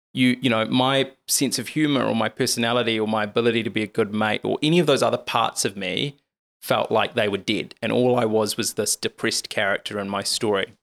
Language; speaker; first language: English; native; English